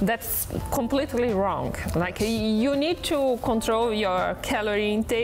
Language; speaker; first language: English; non-native, fluent; Portuguese